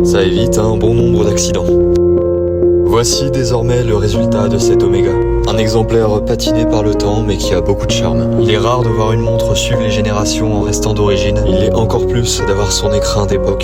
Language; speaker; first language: French; native; French